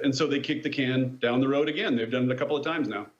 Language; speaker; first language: English; native; English